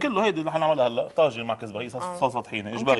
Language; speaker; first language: Arabic; native; Arabic